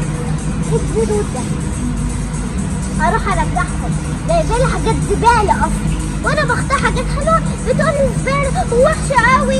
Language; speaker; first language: Arabic; native; Arabic